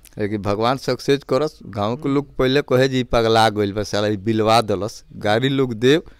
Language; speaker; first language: Hindi; native; Hindi